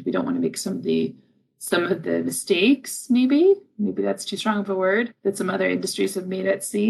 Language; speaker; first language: English; native; English